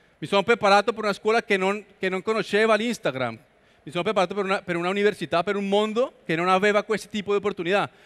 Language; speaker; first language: Italian; non-native, learner; Spanish